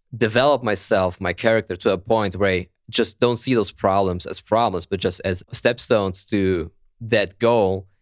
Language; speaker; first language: English; non-native, fluent; German